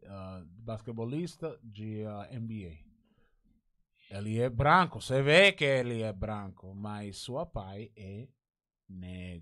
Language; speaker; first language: Portuguese; non-native, learner; Spanish